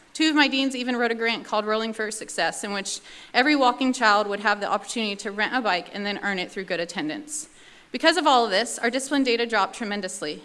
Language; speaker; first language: English; native; English